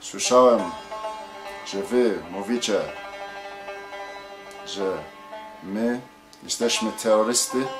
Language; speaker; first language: Polish; early bilingual, heritage; English